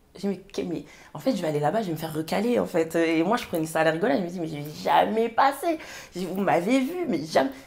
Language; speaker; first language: French; early bilingual, other home language; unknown